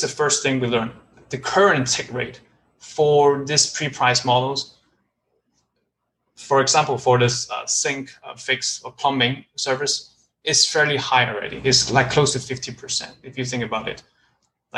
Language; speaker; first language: English; non-native, local second language; Cantonese